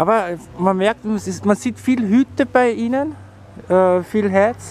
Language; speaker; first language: German; native; German